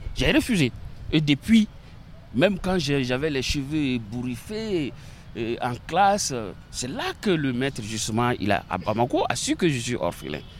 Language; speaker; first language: French; non-native, local second language; Bambara